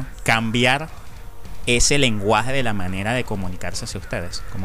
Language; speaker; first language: Spanish; native; Spanish